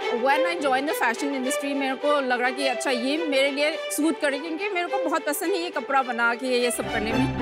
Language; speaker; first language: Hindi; non-native, local second language; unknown